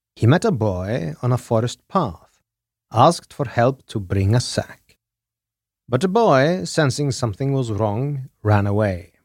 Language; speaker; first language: English; non-native, fluent; Norwegian